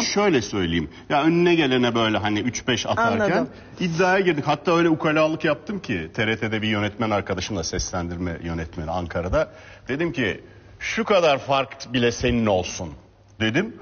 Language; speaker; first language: Turkish; native; Turkish